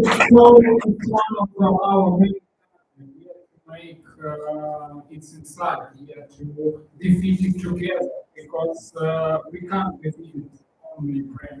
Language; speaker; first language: English; non-native, learner; Russian